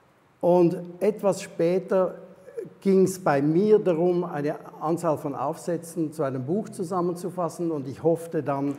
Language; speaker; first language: German; native; German